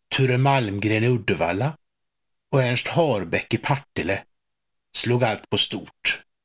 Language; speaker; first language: Swedish; native; Swedish